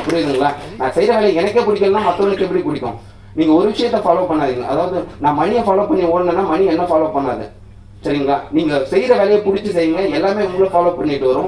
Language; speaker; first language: Tamil; native; Tamil